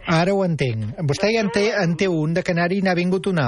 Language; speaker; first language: Catalan; native; Catalan